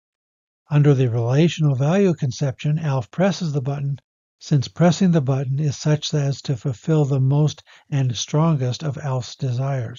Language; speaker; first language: English; native; English